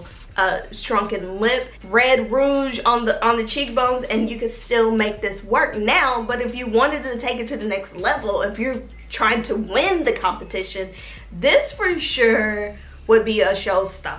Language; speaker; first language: English; native; English